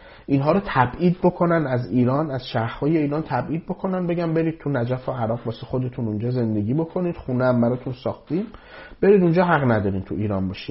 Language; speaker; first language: Persian; native; Persian